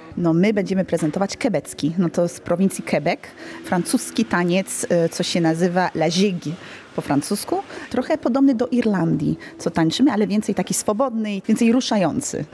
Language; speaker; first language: Polish; early bilingual, heritage; Polish